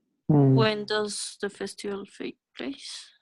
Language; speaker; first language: English; non-native, learner; Spanish